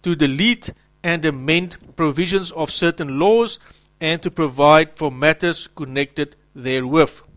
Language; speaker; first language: English; non-native, local second language; Afrikaans